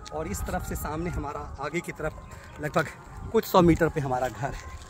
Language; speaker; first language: Hindi; native; Hindi